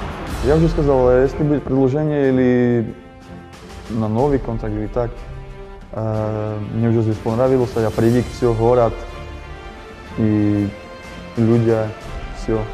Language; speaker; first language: Russian; non-native, learner; Slovak